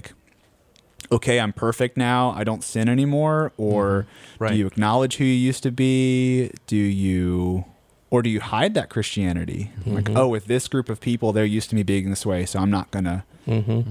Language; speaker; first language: English; native; English